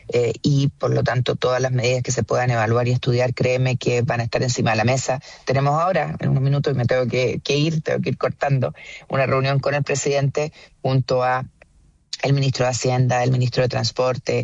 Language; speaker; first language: Spanish; native; Spanish